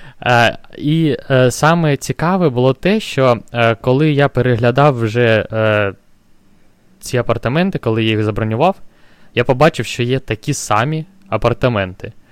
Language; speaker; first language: Ukrainian; non-native, local second language; Russian